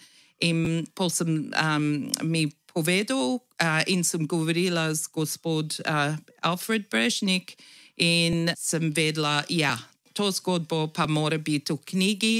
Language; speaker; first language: Slovenian; early bilingual, heritage; English